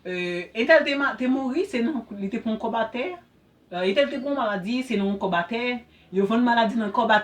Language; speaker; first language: French; non-native, learner; Haitian Creole